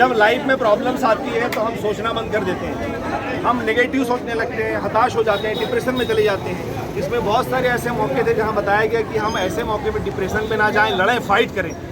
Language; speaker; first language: Hindi; native; Hindi